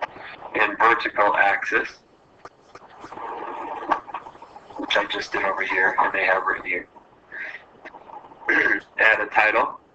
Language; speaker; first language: English; native; English